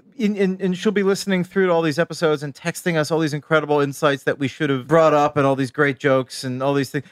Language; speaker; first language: English; native; English